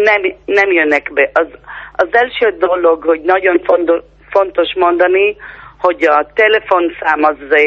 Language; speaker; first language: Hungarian; early bilingual, heritage; Hebrew